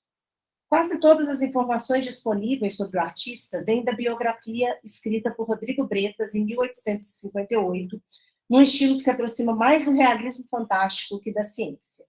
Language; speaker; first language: Portuguese; native; Portuguese